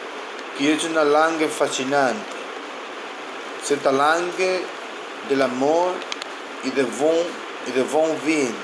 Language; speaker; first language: French; non-native, learner; Spanish